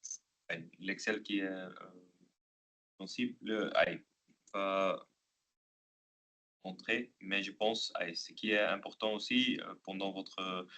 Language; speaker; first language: French; non-native, local second language; Dutch